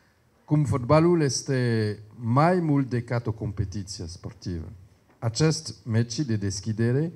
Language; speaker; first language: Romanian; non-native, learner; French